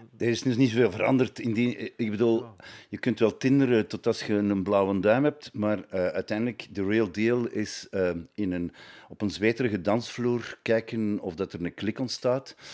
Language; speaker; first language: Dutch; native; Dutch